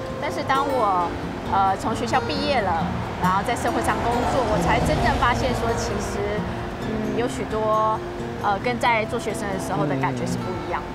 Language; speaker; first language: Chinese; native; Chinese